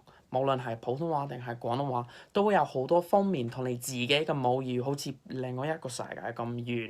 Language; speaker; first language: Cantonese; non-native, fluent; English